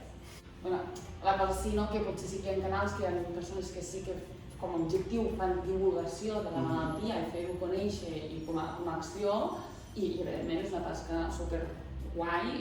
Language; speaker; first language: Catalan; native; Catalan